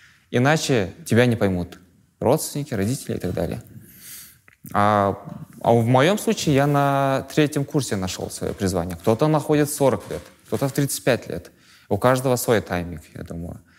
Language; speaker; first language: Russian; non-native, local second language; Kazakh